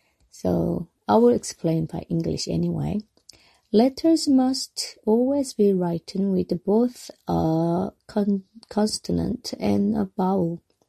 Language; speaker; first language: English; non-native, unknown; Korean